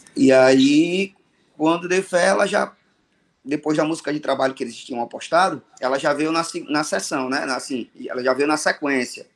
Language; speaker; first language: Portuguese; native; Portuguese